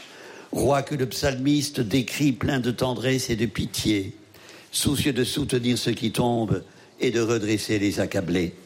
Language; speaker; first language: French; native; French